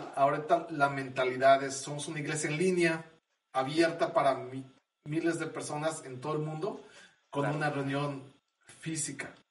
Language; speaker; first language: Spanish; native; Spanish